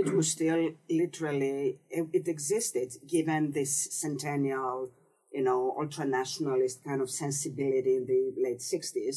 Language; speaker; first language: English; non-native, fluent; Greek